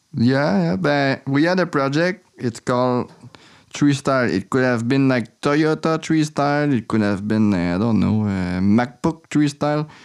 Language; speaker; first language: English; non-native, learner; French